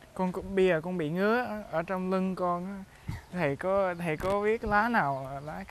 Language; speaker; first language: Vietnamese; early bilingual, heritage; Vietnamese